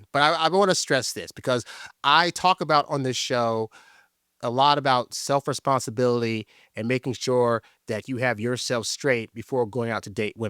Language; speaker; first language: English; native; English